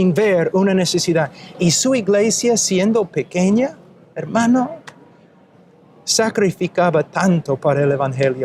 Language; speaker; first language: Spanish; non-native, fluent; English